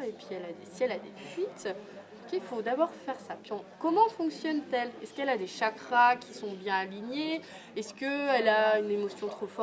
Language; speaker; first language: French; native; French